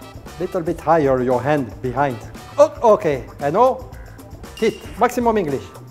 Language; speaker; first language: English; non-native, learner; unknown